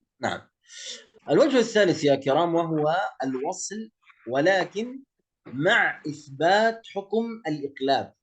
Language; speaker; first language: Arabic; native; Arabic